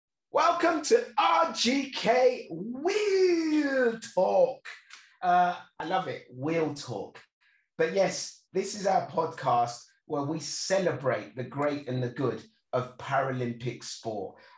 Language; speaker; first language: English; native; English